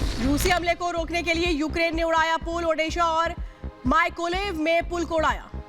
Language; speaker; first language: Hindi; native; Hindi